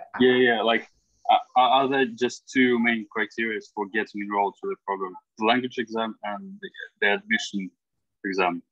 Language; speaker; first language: English; non-native, learner; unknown